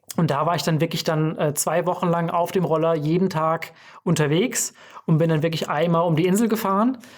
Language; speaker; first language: German; native; German